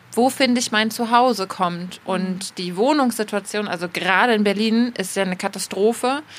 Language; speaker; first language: German; native; German